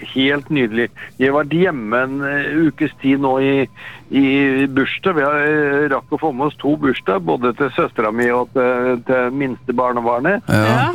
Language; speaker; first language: Norwegian; native; Norwegian